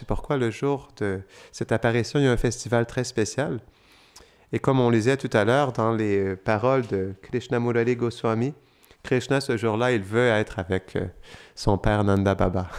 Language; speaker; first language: French; native; French